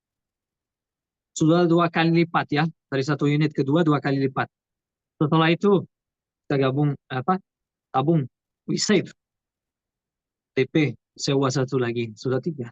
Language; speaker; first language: Indonesian; non-native, learner; Portuguese